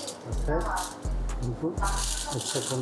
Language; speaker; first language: French; non-native, learner; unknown